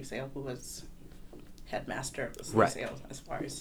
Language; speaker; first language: English; non-native, local second language; Kinyarwanda